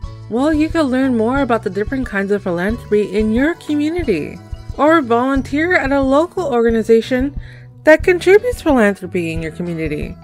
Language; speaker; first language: English; native; English